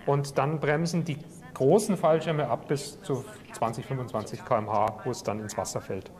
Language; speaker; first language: German; native; German